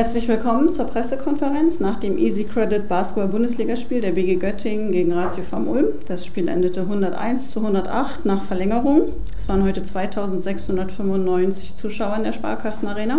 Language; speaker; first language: German; native; German